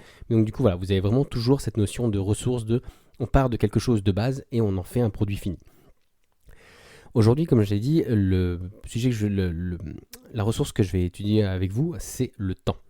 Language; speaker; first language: French; native; French